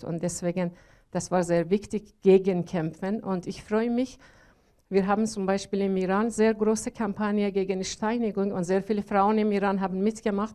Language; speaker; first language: German; non-native, learner; Persian